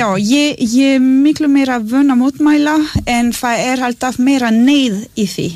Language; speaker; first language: Icelandic; non-native, learner; French